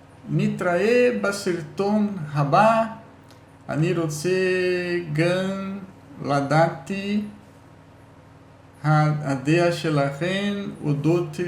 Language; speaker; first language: Hebrew; non-native, learner; Portuguese